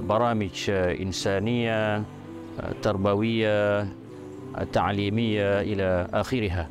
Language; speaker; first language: Arabic; non-native, fluent; Malay